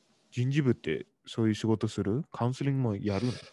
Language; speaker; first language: Japanese; early bilingual, heritage; Japanese